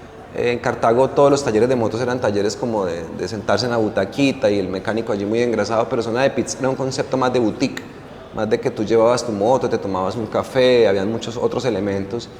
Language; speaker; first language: Spanish; native; Spanish